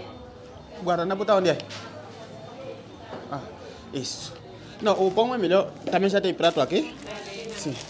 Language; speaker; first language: Portuguese; non-native, fluent; Vietnamese